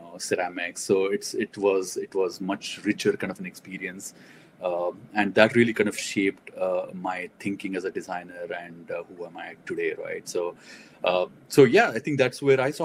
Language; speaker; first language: English; non-native, local second language; Marathi